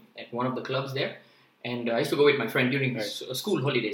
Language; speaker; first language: English; non-native, local second language; Gujarati